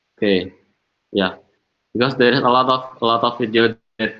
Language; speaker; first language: English; non-native, learner; Indonesian